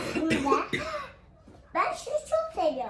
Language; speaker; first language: Turkish; early bilingual, heritage; Turkish